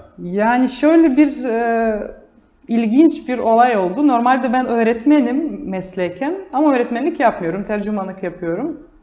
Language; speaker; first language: Turkish; non-native, fluent; Russian